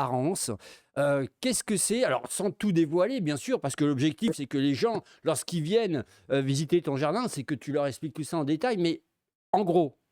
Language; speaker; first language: French; native; French